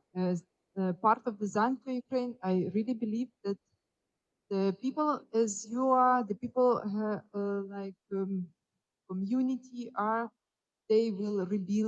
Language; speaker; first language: English; non-native, fluent; Ukrainian